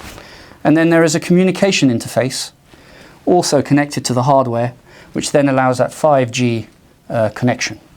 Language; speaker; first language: English; native; English